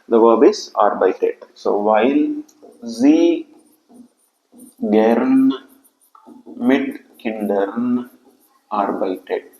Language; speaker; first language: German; non-native, fluent; Telugu